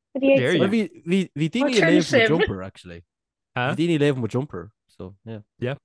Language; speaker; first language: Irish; native; Irish